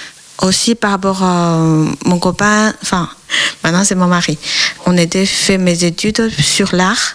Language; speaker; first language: French; non-native, learner; Chinese